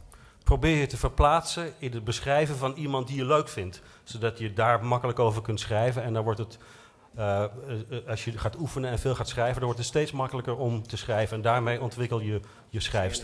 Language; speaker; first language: Dutch; native; Dutch